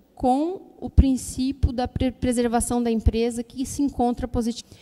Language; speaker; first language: Portuguese; native; Portuguese